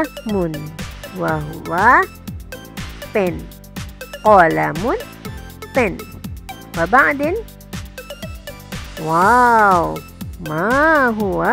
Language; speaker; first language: Arabic; non-native, fluent; Malay